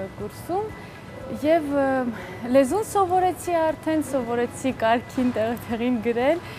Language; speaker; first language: Armenian; early bilingual, heritage; Armenian